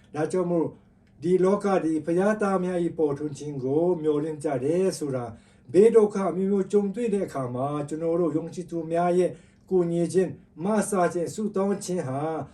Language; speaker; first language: Burmese; non-native, local second language; Tedim Chin